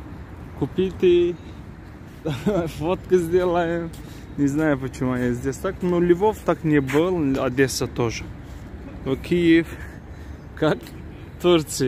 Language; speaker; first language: Russian; non-native, learner; Azerbaijani